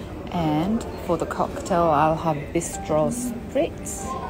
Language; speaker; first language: English; non-native, fluent; Japanese